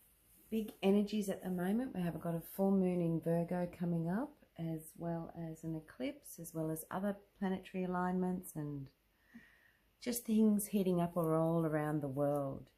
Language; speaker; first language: English; native; English